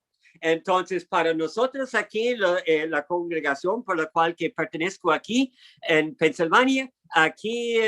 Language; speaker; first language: Spanish; non-native, fluent; English